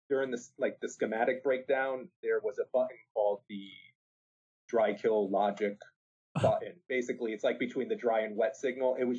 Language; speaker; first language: English; native; English